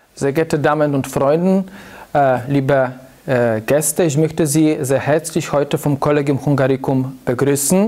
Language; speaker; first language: German; non-native, fluent; Polish